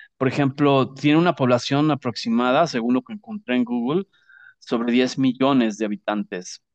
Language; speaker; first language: Spanish; native; Spanish